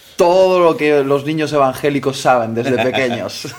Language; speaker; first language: Spanish; native; Spanish